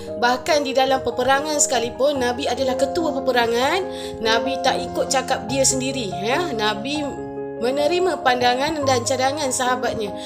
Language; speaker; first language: Malay; native; Malay